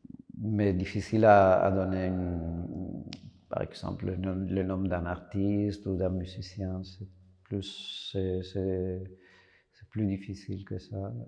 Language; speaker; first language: French; non-native, fluent; Spanish